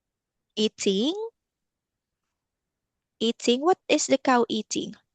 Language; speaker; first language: English; non-native, local second language; Filipino